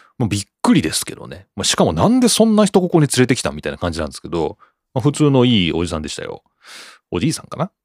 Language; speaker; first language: Japanese; native; Japanese